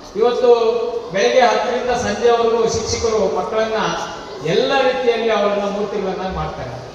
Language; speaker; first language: Kannada; native; Kannada